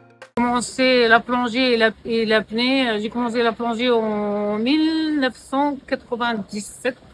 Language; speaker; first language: French; non-native, local second language; Arabic